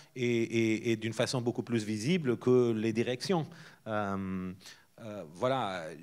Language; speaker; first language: French; non-native, fluent; Portuguese